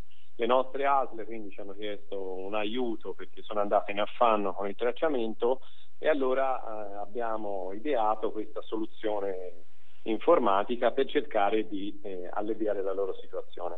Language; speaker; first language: Italian; native; Italian